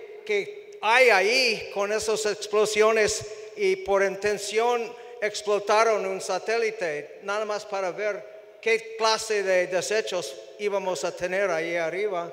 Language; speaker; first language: Spanish; non-native, fluent; English